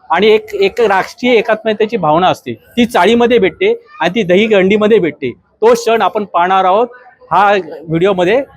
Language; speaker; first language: Marathi; native; Marathi